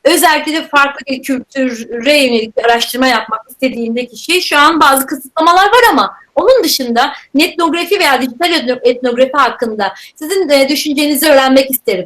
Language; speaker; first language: Turkish; native; Turkish